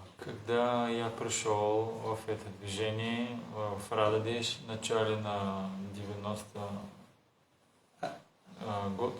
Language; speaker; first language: Russian; non-native, learner; Bulgarian